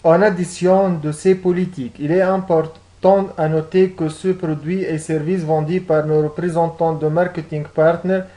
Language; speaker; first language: French; non-native, local second language; Arabic